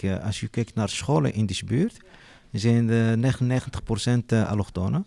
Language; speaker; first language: Dutch; non-native, local second language; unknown